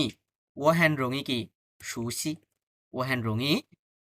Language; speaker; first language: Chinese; non-native, fluent; Bangla